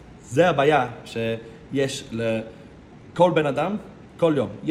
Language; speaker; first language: Hebrew; non-native, fluent; English